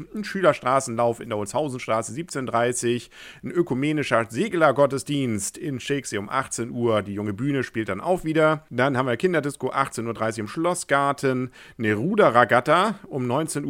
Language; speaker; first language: German; native; German